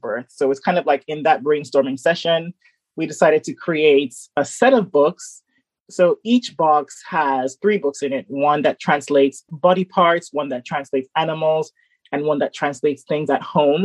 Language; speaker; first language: English; native; English